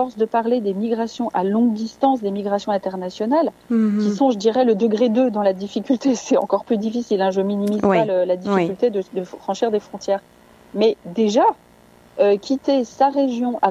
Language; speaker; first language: French; native; French